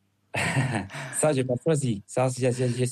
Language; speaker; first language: French; non-native, fluent; Spanish